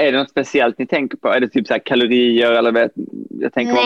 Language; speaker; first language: Swedish; native; Swedish